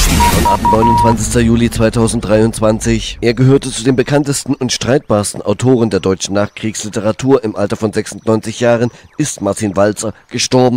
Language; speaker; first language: German; native; German